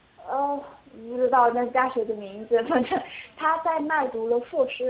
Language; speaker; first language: Chinese; non-native, learner; Korean